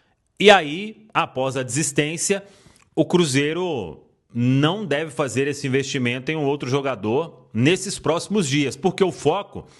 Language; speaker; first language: Portuguese; native; Portuguese